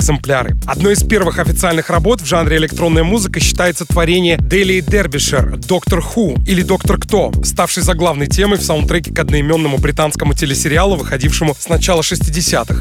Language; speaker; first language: Russian; native; Russian